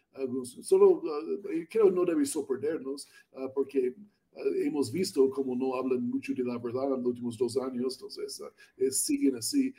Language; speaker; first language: Spanish; non-native, learner; English